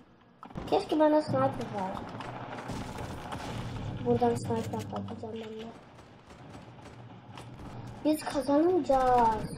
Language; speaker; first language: Turkish; early bilingual, heritage; Turkish